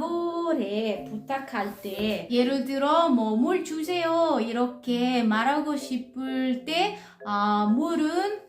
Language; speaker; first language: Korean; non-native, learner; Italian